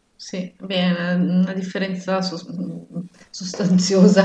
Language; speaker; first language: Italian; native; Italian